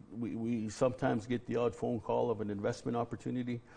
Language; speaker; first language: English; native; English